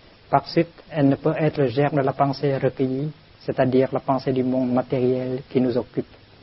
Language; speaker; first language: French; non-native, fluent; Vietnamese